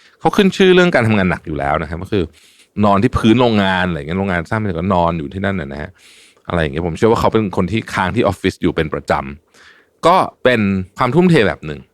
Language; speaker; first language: Thai; native; Thai